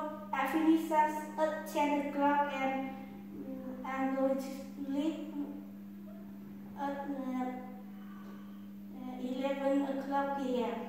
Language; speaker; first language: English; non-native, learner; Vietnamese